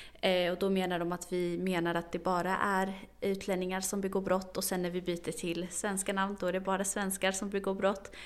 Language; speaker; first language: Swedish; early bilingual, other home language; Arabic